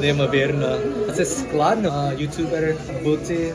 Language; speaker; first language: Ukrainian; non-native, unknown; English